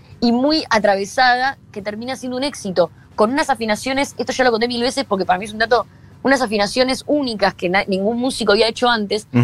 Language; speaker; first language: Spanish; native; Spanish